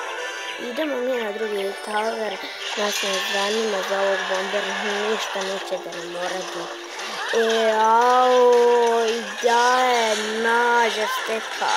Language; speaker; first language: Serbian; early bilingual, heritage; Serbian